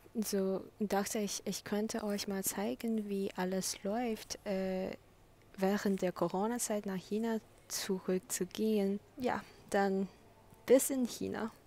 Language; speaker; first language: German; non-native, fluent; Chinese